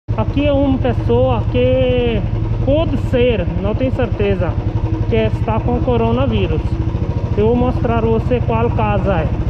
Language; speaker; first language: Portuguese; non-native, learner; Hindi